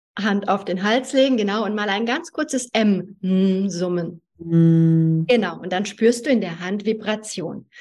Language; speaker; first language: German; early bilingual, other home language; Hungarian